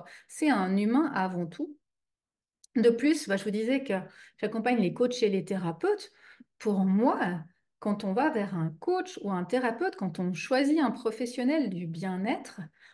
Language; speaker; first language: French; native; French